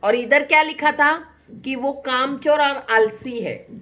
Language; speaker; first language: Hindi; non-native, local second language; Marathi